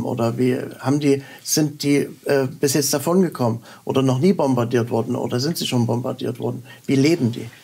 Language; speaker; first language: German; native; German